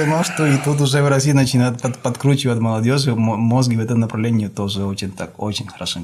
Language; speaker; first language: Russian; non-native, fluent; Spanish